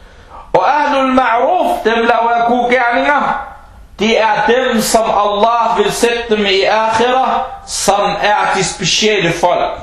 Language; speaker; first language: Danish; non-native, local second language; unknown